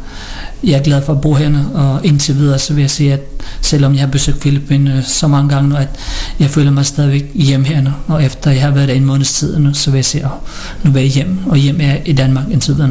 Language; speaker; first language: Danish; early bilingual, other home language; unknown